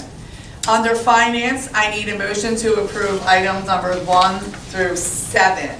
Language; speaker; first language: English; native; English